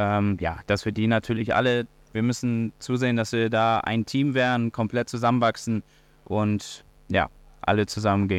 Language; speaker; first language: German; native; German